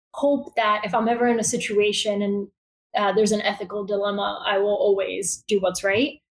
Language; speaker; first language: English; early bilingual, other home language; Bulgarian